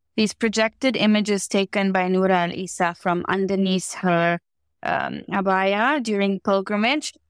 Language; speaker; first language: English; native; English